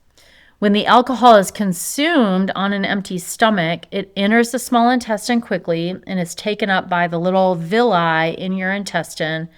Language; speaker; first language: English; native; English